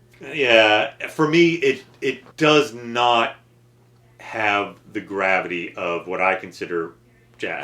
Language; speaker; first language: English; native; English